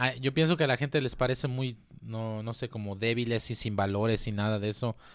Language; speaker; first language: Spanish; early bilingual, heritage; Spanish